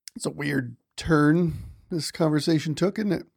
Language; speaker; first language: English; native; English